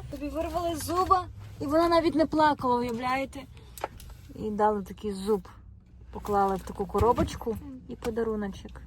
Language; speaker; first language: Ukrainian; non-native, local second language; Russian